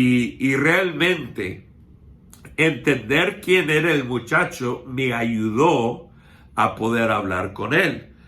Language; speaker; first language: Spanish; non-native, fluent; English